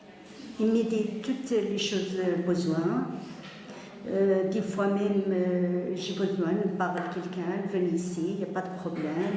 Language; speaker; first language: French; non-native, learner; Arabic